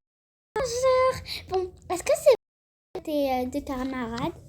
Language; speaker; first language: French; native; French